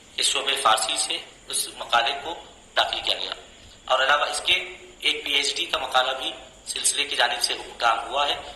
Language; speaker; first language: Urdu; native; Urdu